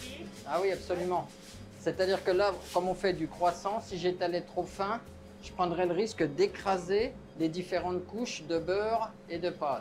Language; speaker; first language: French; native; French